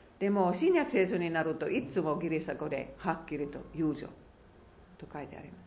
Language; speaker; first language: Japanese; non-native, fluent; Finnish